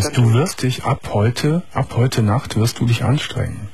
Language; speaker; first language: German; native; German